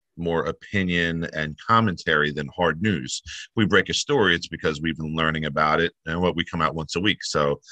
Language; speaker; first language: English; native; English